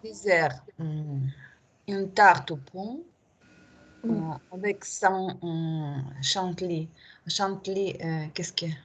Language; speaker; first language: French; non-native, learner; Russian